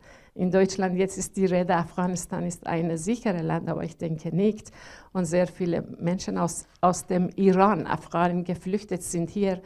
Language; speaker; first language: German; non-native, learner; Persian